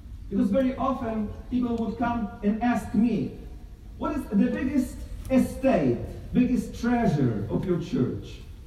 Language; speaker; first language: English; non-native, fluent; Ukrainian